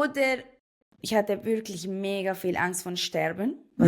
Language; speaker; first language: German; non-native, fluent; Spanish